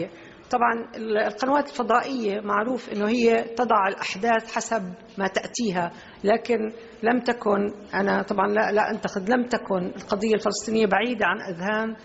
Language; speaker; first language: Arabic; native; Arabic